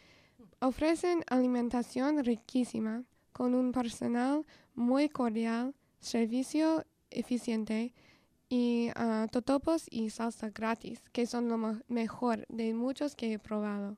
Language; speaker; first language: Spanish; non-native, fluent; English